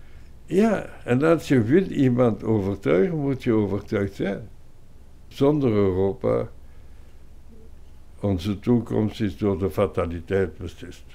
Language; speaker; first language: Dutch; non-native, local second language; French